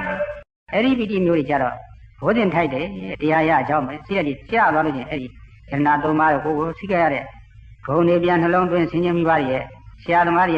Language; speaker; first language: Burmese; native; Burmese